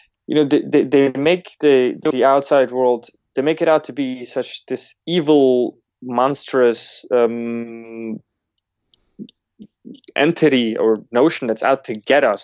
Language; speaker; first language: English; early bilingual, other home language; Yiddish